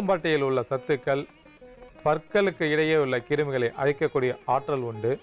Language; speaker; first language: Tamil; native; Tamil